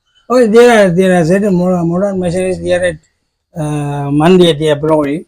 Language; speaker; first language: English; non-native, local second language; Tamil